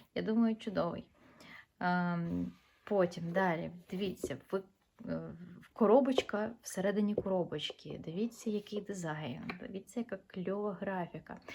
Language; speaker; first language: Ukrainian; non-native, local second language; Russian